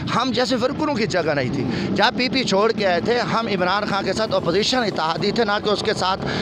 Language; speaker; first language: Urdu; non-native, local second language; Saraiki